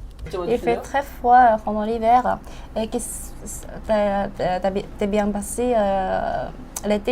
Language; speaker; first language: French; non-native, fluent; Korean